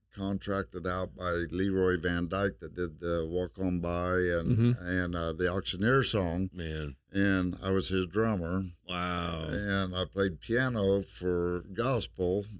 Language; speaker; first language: English; native; English